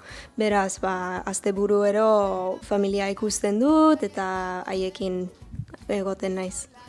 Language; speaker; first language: Basque; non-native, learner; English